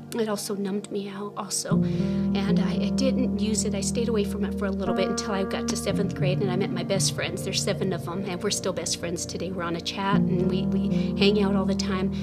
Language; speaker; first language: English; native; English